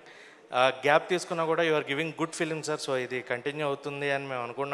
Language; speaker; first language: Telugu; native; Telugu